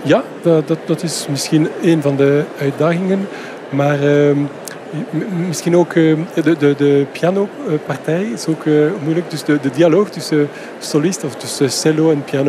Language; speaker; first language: Dutch; non-native, fluent; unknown